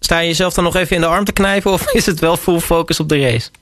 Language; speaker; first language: Dutch; native; Dutch